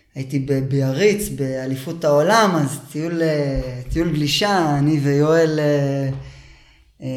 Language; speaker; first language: Hebrew; native; Hebrew